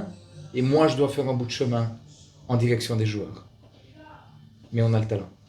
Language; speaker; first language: French; native; French